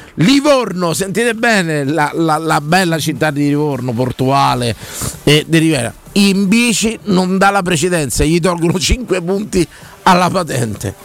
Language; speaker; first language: Italian; native; Italian